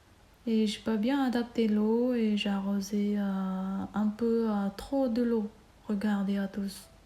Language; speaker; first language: French; non-native, learner; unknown